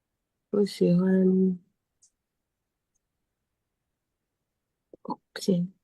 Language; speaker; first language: Chinese; non-native, learner; Indonesian